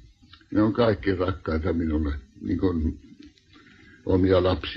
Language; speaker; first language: Finnish; non-native, local second language; Swedish